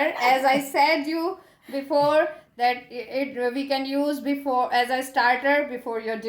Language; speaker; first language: English; non-native, learner; Hindi